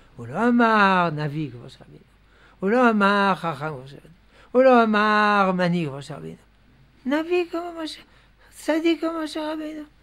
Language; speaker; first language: Hebrew; non-native, fluent; French